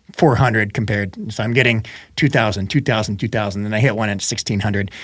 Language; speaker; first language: English; native; English